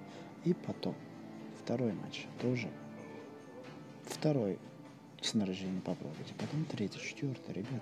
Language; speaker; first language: Russian; non-native, local second language; Uzbek